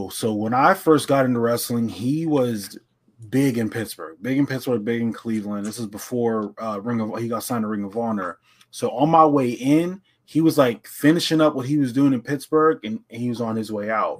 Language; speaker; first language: English; native; English